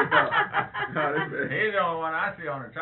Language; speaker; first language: English; native; English